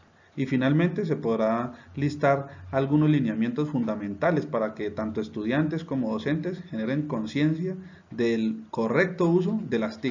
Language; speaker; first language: Spanish; native; Spanish